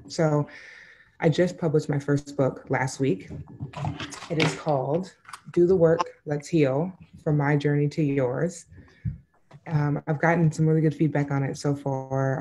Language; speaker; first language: English; native; English